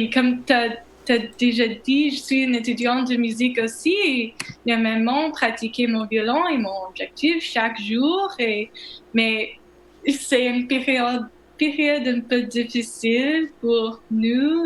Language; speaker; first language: French; non-native, learner; English